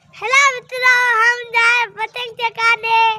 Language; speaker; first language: Hindi; non-native, local second language; Gujarati